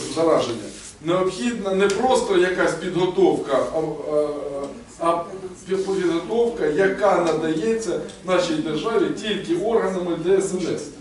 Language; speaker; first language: Ukrainian; native; Ukrainian